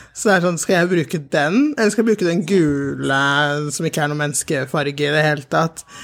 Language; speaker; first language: Norwegian; native; Norwegian